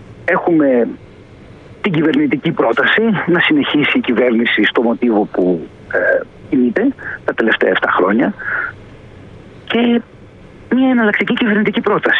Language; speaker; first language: Greek; native; Greek